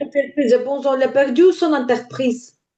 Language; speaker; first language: French; non-native, learner; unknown